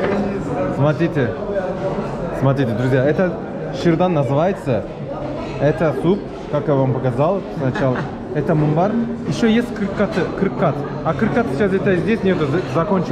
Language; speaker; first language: Russian; non-native, learner; Turkish